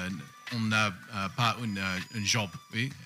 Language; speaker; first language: French; non-native, learner; English